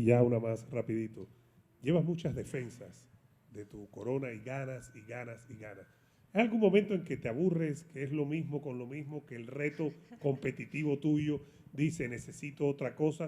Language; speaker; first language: Spanish; native; Spanish